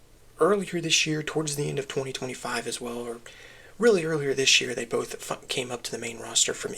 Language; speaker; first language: English; native; English